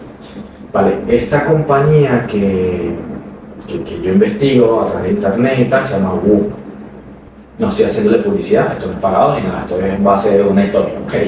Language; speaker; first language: Spanish; native; Spanish